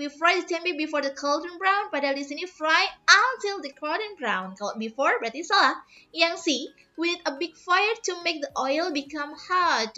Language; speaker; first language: English; non-native, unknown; Indonesian